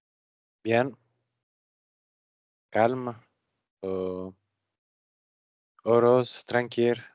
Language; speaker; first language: French; non-native, learner; Macedonian